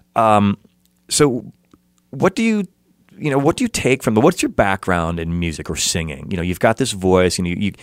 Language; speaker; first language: English; native; English